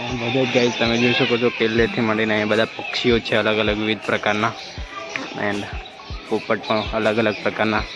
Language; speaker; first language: Gujarati; non-native, local second language; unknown